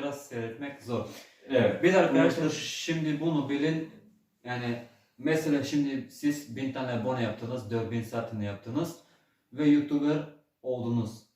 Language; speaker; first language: Turkish; early bilingual, heritage; Turkish